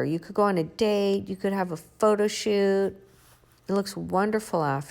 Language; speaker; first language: English; native; English